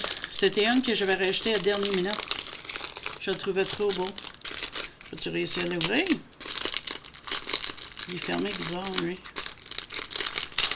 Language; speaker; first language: French; native; French